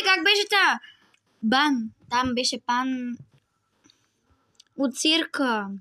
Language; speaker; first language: Bulgarian; early bilingual, other home language; Russian